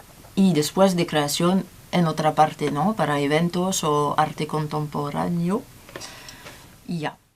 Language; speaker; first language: Spanish; non-native, learner; French